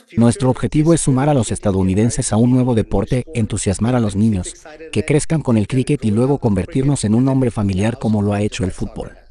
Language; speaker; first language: Spanish; non-native, fluent; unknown